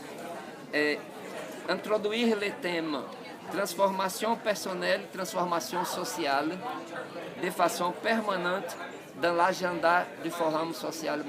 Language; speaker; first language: French; non-native, fluent; Portuguese